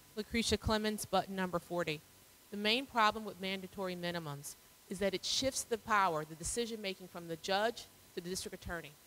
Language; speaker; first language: English; native; English